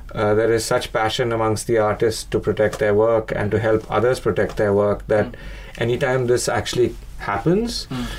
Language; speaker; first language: English; non-native, local second language; Hindi